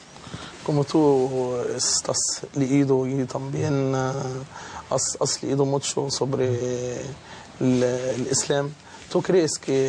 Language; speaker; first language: Spanish; non-native, fluent; Arabic